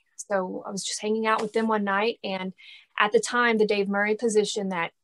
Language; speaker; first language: English; native; English